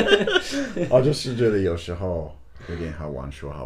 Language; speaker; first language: Chinese; non-native, learner; English